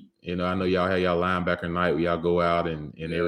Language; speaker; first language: English; native; English